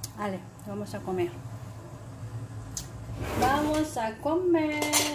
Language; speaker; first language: Spanish; non-native, local second language; Indonesian